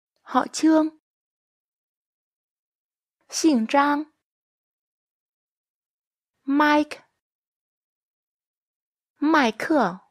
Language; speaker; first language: Chinese; non-native, fluent; Vietnamese